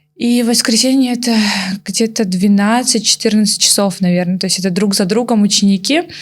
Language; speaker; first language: Russian; native; Russian